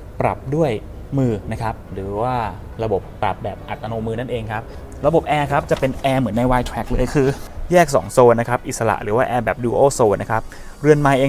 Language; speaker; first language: Thai; native; Thai